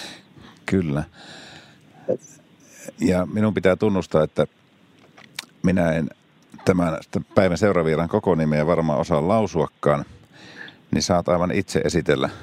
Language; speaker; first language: Finnish; native; Finnish